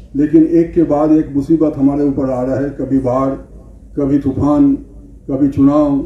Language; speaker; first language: Hindi; non-native, local second language; Bangla